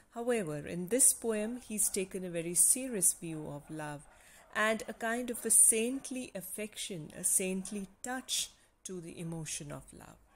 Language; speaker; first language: English; non-native, local second language; Punjabi